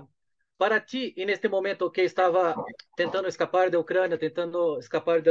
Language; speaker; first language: Spanish; non-native, learner; Portuguese